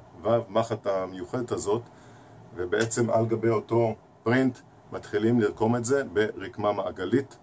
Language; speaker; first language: Hebrew; native; Hebrew